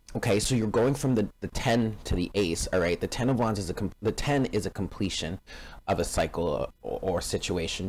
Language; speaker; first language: English; native; English